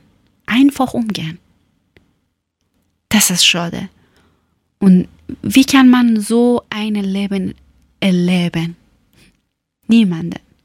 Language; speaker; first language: German; non-native, learner; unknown